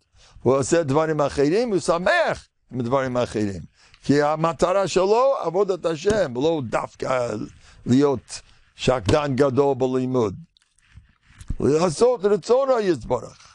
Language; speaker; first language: Hebrew; non-native, fluent; English